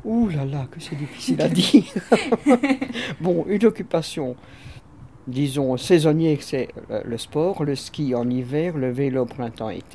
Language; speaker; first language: French; native; French